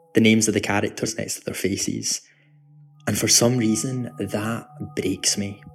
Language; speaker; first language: English; native; English